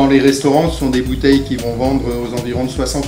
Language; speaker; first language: French; native; French